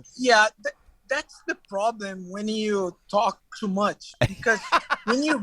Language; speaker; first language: English; non-native, learner; Portuguese